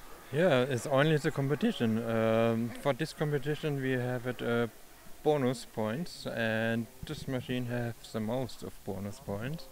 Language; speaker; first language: English; non-native, learner; German